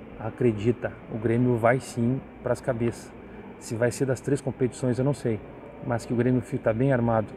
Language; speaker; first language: Portuguese; native; Portuguese